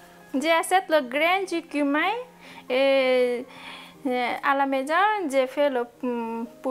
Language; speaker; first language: French; non-native, learner; Nepali